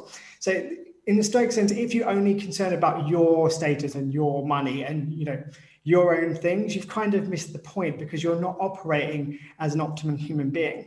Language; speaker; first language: English; native; English